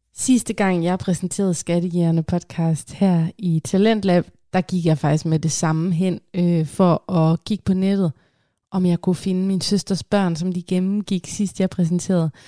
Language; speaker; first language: Danish; native; Danish